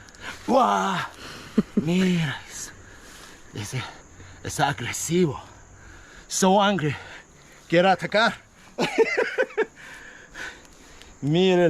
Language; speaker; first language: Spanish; non-native, learner; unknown